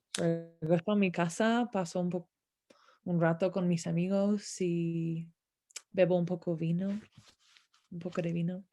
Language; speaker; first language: Spanish; non-native, fluent; English